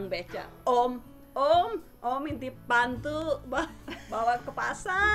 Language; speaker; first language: Indonesian; non-native, fluent; English